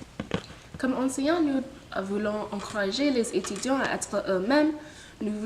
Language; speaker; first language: French; non-native, fluent; English